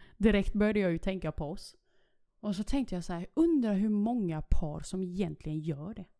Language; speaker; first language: Swedish; early bilingual, other home language; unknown